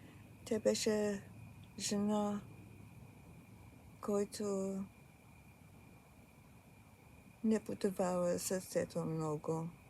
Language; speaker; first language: Bulgarian; early bilingual, heritage; Bulgarian